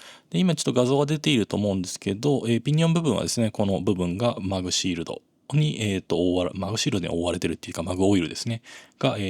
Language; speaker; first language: Japanese; native; Japanese